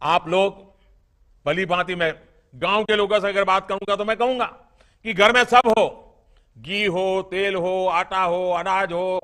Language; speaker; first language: Hindi; non-native, local second language; Gujarati